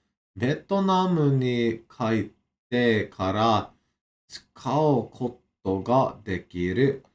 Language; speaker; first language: Japanese; non-native, learner; English